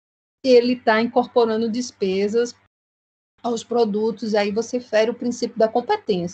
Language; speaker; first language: Portuguese; native; Portuguese